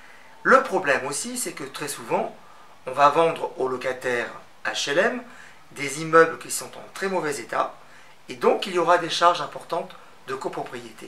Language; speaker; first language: French; native; French